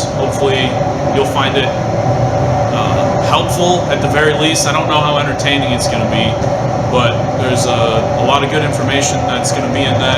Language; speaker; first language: English; native; English